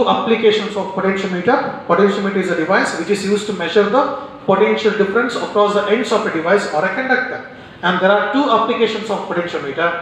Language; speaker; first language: English; non-native, local second language; Kannada